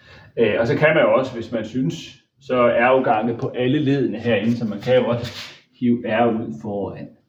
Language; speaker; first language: Danish; native; Danish